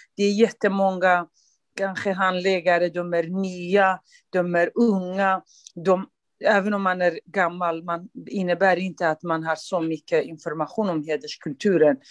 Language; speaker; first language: Swedish; non-native, fluent; Kurdish